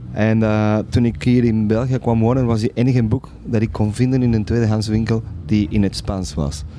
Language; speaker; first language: Dutch; non-native, fluent; Spanish